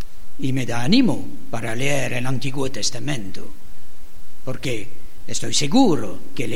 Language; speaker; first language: Spanish; non-native, learner; German